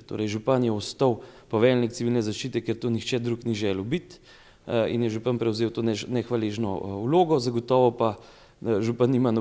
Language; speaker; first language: Slovenian; native; Slovenian